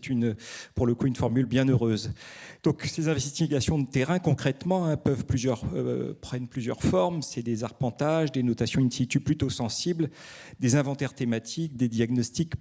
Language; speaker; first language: French; native; French